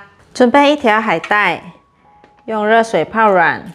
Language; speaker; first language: Chinese; native; Chinese